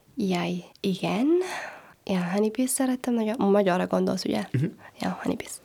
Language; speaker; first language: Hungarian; non-native, fluent; Somali